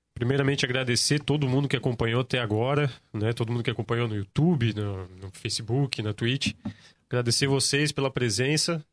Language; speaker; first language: Portuguese; native; Portuguese